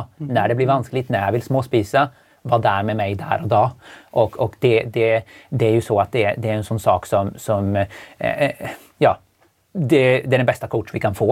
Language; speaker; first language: Swedish; native; Swedish